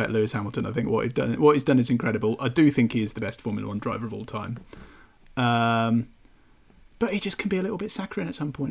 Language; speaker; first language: English; native; English